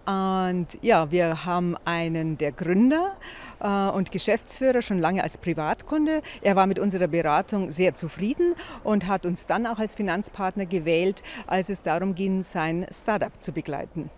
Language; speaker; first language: German; native; German